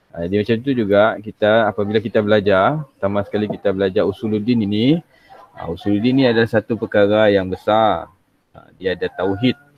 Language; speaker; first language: Malay; native; Malay